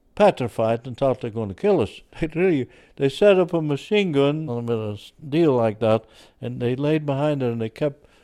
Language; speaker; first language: English; early bilingual, other home language; Dutch